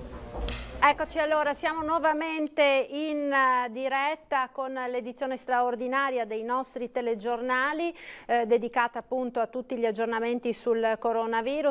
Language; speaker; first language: Italian; native; Italian